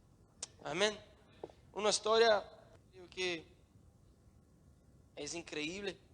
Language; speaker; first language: Spanish; non-native, learner; Portuguese